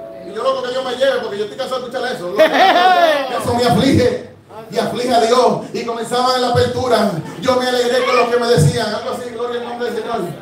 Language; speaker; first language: Spanish; early bilingual, heritage; Spanish